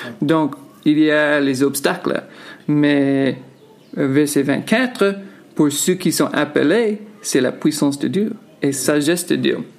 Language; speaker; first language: French; non-native, fluent; English